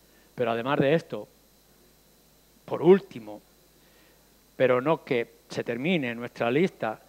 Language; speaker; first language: Spanish; native; Spanish